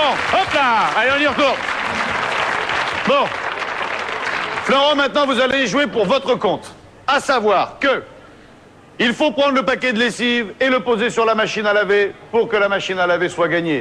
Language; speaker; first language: French; native; French